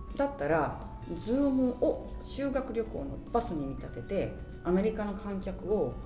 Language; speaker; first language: Japanese; native; Japanese